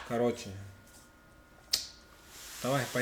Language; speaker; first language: Russian; non-native, learner; English